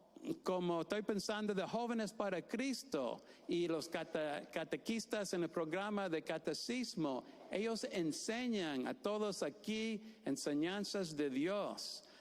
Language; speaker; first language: Spanish; non-native, fluent; English